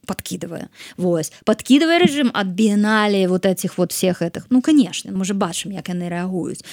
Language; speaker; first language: Belarusian; non-native, local second language; Russian